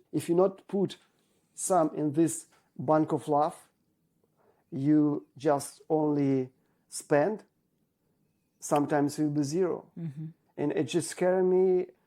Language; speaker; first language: English; non-native, learner; Ukrainian